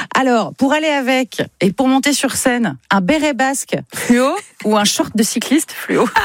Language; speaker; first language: French; native; French